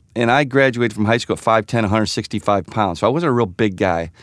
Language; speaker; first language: English; native; English